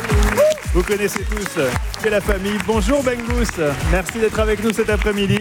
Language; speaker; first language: French; native; French